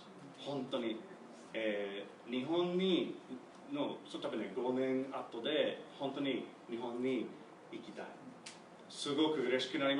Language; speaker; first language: Japanese; non-native, learner; English